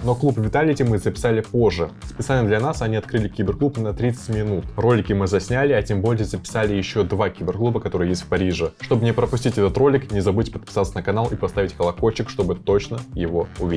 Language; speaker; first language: Russian; native; Russian